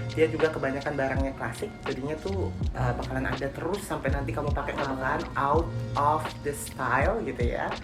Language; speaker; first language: Indonesian; non-native, local second language; Balinese